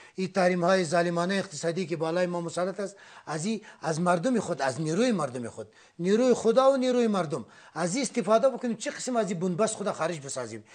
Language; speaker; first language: Persian; non-native, local second language; Pashto